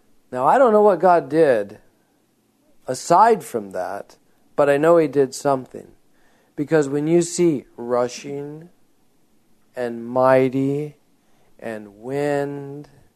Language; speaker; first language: English; native; English